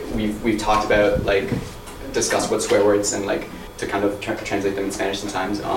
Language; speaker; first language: English; native; English